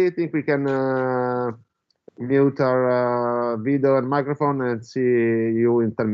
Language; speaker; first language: English; non-native, fluent; Italian